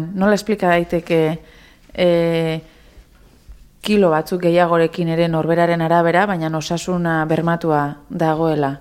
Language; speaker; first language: Basque; native; Basque